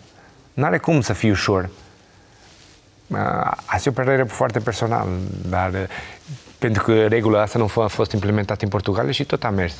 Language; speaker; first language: Romanian; non-native, learner; Portuguese